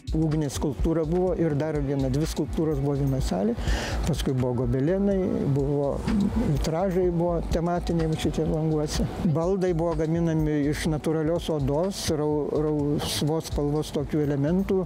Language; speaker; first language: Lithuanian; native; Lithuanian